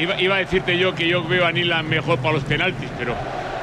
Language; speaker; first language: Spanish; native; Spanish